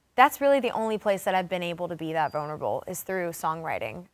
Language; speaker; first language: English; native; English